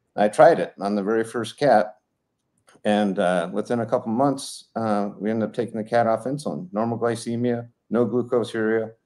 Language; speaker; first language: English; native; English